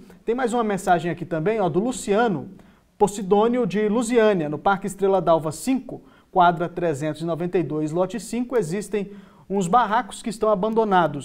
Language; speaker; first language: Portuguese; native; Portuguese